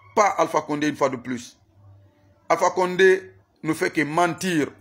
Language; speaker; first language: French; non-native, local second language; Susu